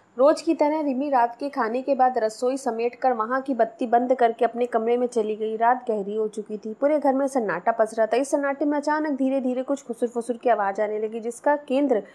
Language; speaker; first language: Hindi; non-native, local second language; Marathi